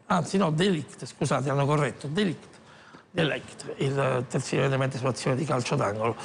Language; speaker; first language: Italian; native; Italian